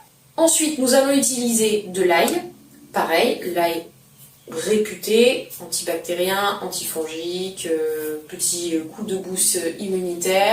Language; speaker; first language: French; native; French